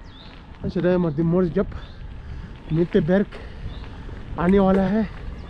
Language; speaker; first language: Hindi; non-native, learner; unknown